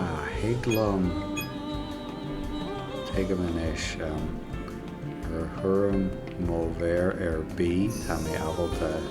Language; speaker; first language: Irish; non-native, local second language; English